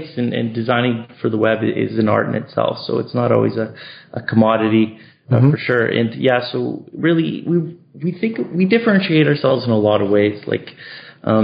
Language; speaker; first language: English; native; English